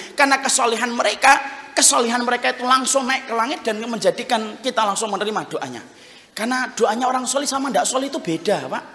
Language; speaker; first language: Indonesian; native; Indonesian